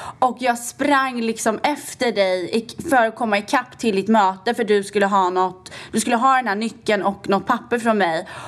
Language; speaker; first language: Swedish; native; Swedish